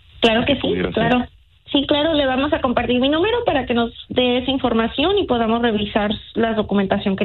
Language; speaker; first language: Spanish; early bilingual, other home language; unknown